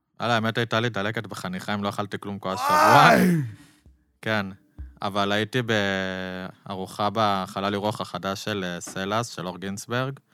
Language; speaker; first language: Hebrew; native; Hebrew